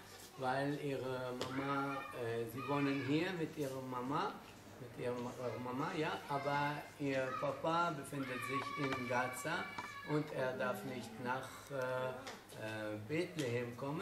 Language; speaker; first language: German; non-native, fluent; Arabic